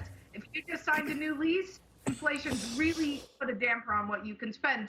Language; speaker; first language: English; native; English